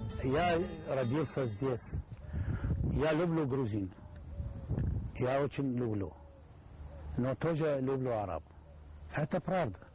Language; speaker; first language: Russian; non-native, learner; Arabic